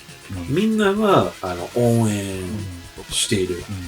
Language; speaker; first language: Japanese; early bilingual, heritage; English